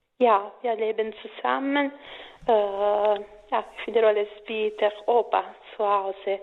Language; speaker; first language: German; non-native, fluent; Italian